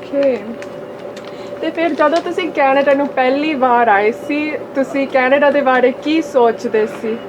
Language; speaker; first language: Punjabi; early bilingual, heritage; Punjabi